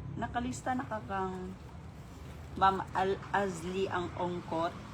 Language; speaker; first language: Filipino; non-native, local second language; Cebuano